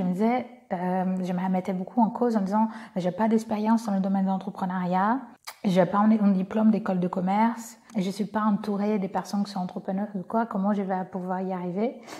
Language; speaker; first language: French; non-native, fluent; Portuguese